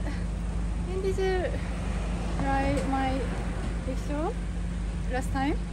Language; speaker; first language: English; non-native, learner; Japanese